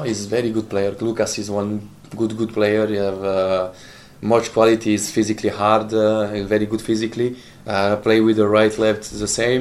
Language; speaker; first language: English; non-native, learner; Italian